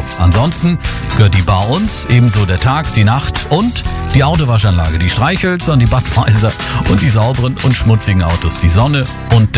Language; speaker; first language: German; native; German